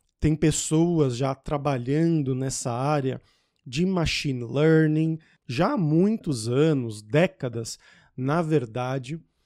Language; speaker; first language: Portuguese; native; Portuguese